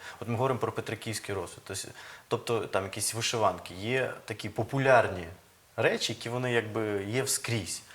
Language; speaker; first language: Ukrainian; native; Ukrainian